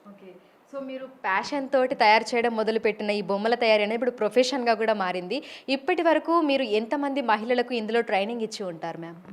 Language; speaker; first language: Telugu; native; Telugu